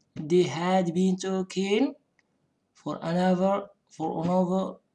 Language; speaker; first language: English; non-native, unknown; Arabic